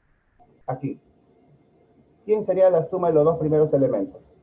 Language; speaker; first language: Spanish; native; Spanish